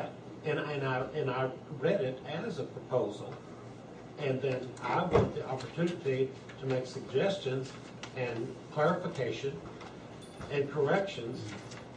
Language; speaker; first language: English; native; English